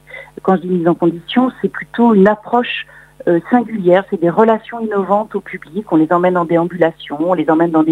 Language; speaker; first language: French; native; French